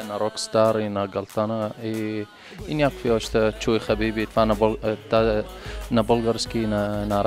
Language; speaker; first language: Bulgarian; non-native, learner; Arabic